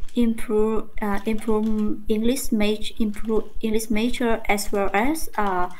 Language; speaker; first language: English; non-native, learner; Vietnamese